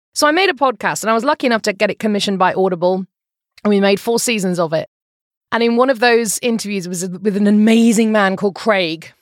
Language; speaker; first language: English; native; English